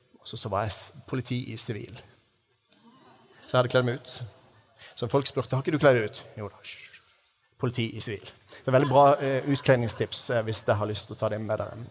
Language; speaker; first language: Norwegian; native; Norwegian